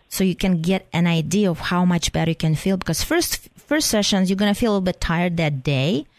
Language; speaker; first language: English; non-native, fluent; Russian